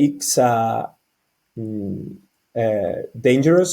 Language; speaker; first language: Danish; non-native, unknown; Catalan